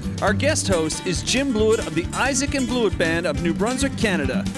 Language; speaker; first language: English; native; English